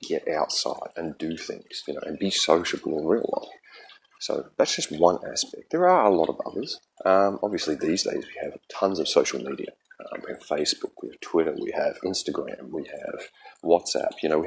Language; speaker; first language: English; native; English